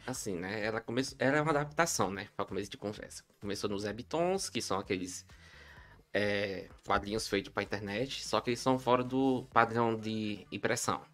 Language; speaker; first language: Portuguese; native; Portuguese